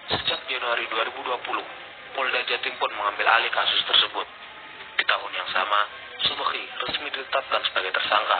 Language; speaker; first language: Indonesian; native; Indonesian